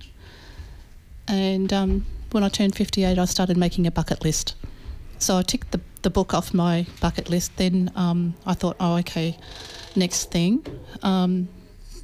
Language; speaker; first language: English; native; English